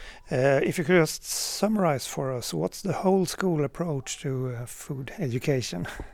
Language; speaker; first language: English; non-native, fluent; Swedish